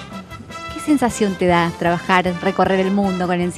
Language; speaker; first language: Spanish; native; Spanish